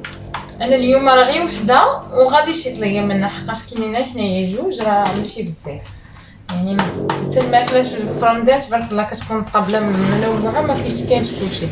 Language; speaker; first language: Arabic; native; Arabic